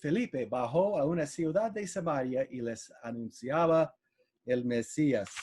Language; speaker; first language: Spanish; non-native, fluent; English